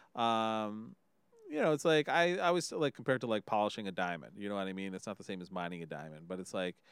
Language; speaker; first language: English; early bilingual, other home language; Hindi